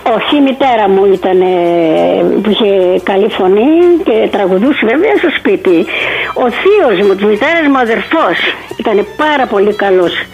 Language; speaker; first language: Greek; native; Greek